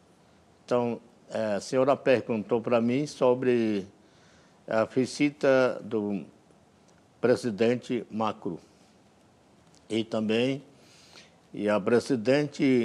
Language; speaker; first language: Portuguese; non-native, local second language; Yanomámi